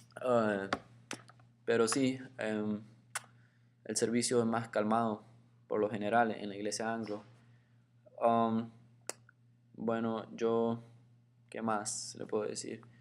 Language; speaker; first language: Spanish; early bilingual, heritage; Spanish